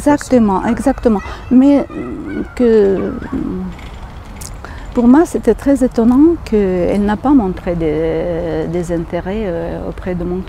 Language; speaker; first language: French; non-native, fluent; Ukrainian